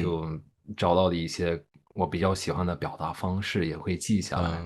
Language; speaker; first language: Chinese; non-native, fluent; English